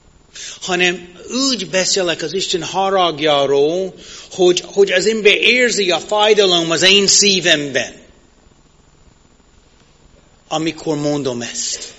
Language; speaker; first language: Hungarian; non-native, fluent; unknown